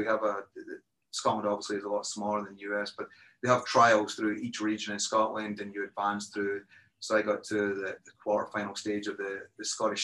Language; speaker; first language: English; native; English